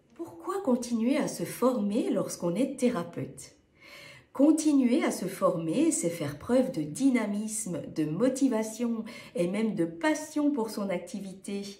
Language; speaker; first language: French; native; French